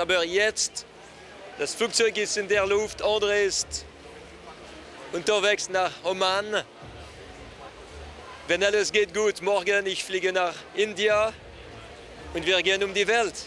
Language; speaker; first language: German; non-native, local second language; French